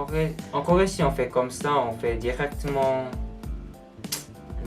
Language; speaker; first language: French; non-native, learner; Korean